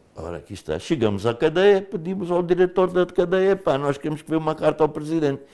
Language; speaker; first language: Portuguese; native; Portuguese